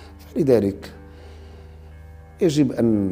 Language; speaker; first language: Arabic; native; Arabic